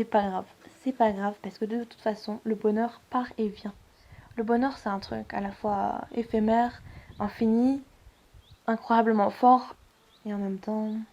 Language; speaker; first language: French; native; French